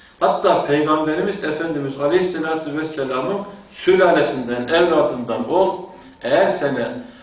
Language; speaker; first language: Turkish; native; Turkish